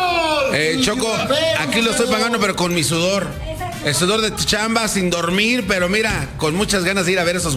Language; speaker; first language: Spanish; native; Spanish